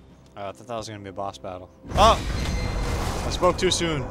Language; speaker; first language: English; native; English